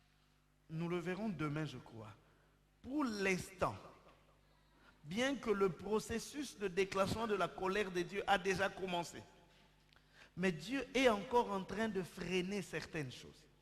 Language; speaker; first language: French; non-native, local second language; Lingala